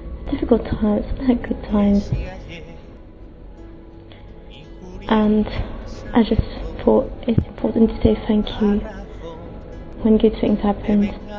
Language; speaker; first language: English; non-native, fluent; French